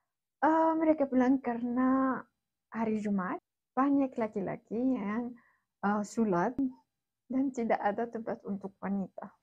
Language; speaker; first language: Indonesian; non-native, fluent; Arabic